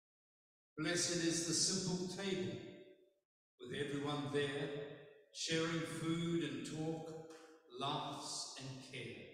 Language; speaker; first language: English; native; English